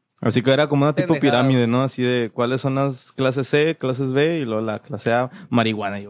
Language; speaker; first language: Spanish; native; Spanish